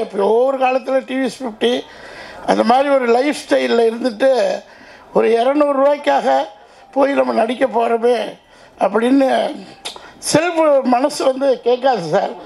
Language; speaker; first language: Tamil; native; Tamil